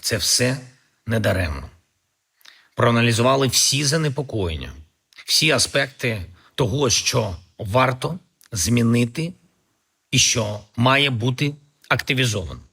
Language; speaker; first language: Ukrainian; native; Ukrainian